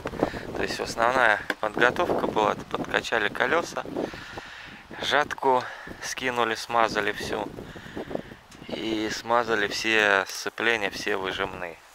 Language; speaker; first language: Russian; native; Russian